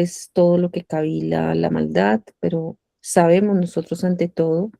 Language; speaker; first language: Spanish; native; Spanish